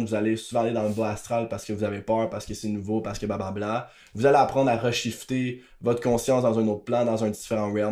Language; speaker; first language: French; native; French